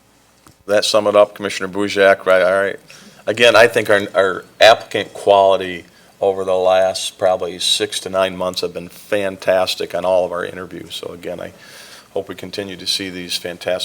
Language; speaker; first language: English; native; English